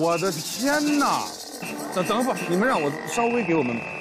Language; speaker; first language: Chinese; native; Chinese